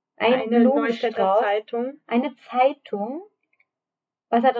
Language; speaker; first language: German; native; German